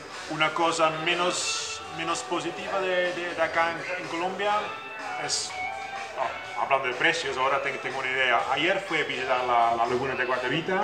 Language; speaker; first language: Spanish; non-native, fluent; Dutch